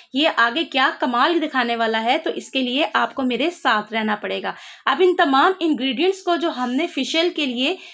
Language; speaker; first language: Urdu; native; Urdu